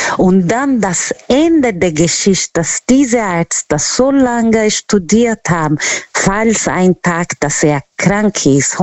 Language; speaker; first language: German; non-native, fluent; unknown